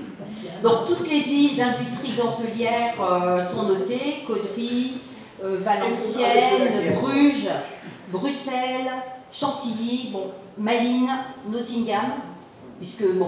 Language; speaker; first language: French; native; French